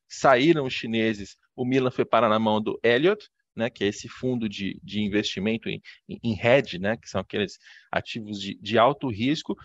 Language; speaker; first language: Portuguese; native; Portuguese